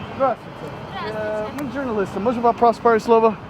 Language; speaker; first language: Russian; non-native, learner; English